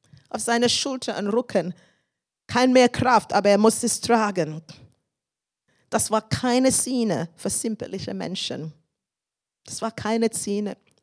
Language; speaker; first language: German; non-native, fluent; English